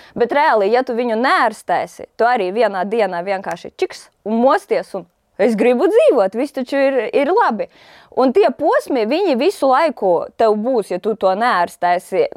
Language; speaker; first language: Latvian; non-native, local second language; Russian